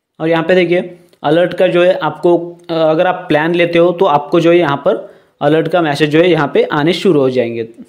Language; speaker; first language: Hindi; non-native, local second language; Marathi